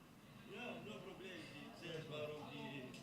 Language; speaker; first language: German; non-native, learner; Arabic